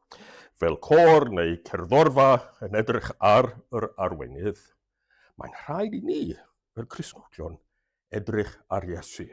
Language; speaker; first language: Welsh; non-native, fluent; English